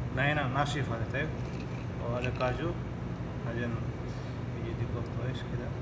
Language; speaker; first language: Arabic; non-native, learner; Urdu